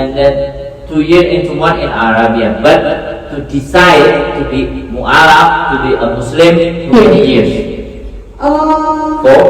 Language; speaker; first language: English; non-native, learner; Indonesian